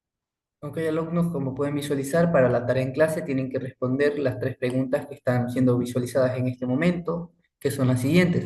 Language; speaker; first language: Spanish; native; Spanish